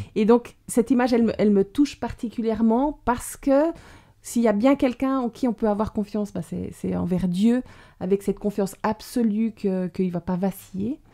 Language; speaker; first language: French; native; French